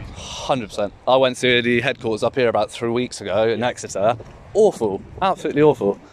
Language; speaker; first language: English; native; English